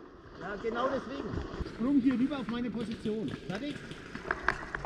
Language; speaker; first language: German; early bilingual, other home language; Croatian